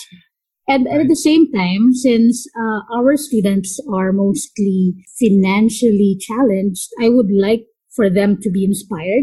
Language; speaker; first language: English; non-native, local second language; Filipino